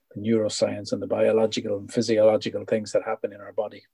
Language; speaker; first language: English; native; English